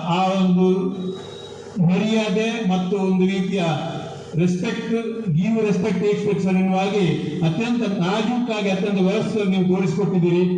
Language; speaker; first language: Kannada; non-native, local second language; Tulu